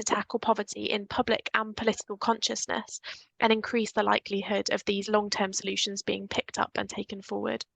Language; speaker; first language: English; native; English